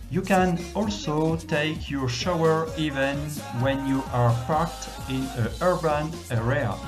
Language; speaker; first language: English; non-native, fluent; French